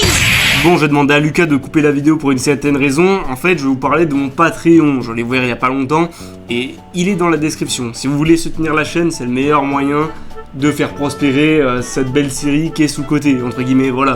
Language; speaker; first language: French; native; French